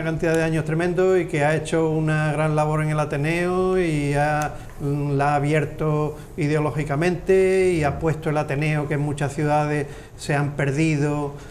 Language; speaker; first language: Spanish; native; Spanish